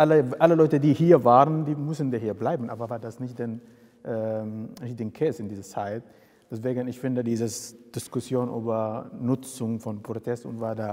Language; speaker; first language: German; non-native, fluent; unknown